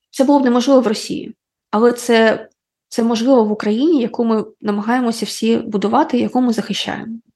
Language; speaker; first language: Ukrainian; non-native, local second language; Russian